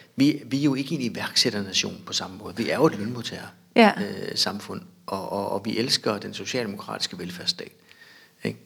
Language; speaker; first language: Danish; native; Danish